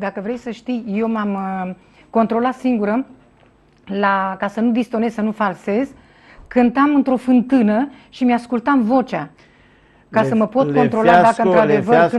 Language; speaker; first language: Romanian; native; Romanian